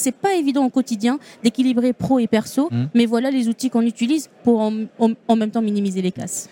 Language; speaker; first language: French; non-native, local second language; Arabic